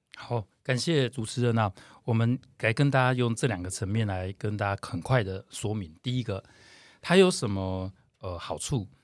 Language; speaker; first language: Chinese; native; Chinese